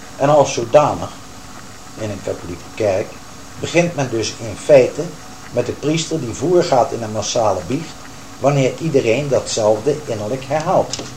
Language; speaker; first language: Dutch; native; Dutch